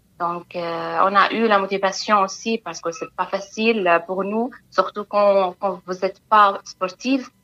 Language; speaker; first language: French; non-native, learner; Arabic